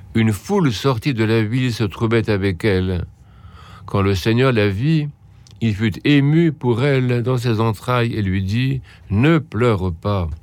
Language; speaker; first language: French; native; French